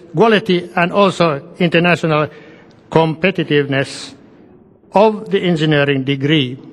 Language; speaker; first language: English; non-native, fluent; Finnish